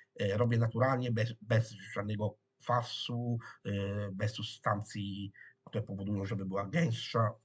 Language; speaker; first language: Polish; non-native, fluent; Italian